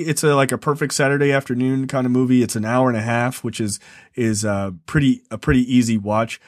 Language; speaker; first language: English; native; English